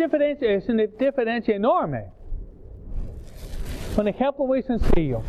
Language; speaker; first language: Spanish; non-native, fluent; English